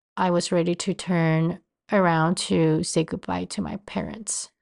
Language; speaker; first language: English; non-native, fluent; Chinese